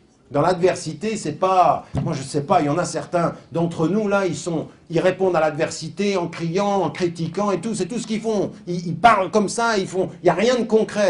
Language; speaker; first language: French; native; French